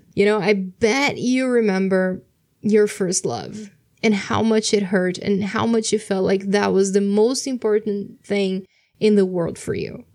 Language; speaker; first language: English; non-native, fluent; Portuguese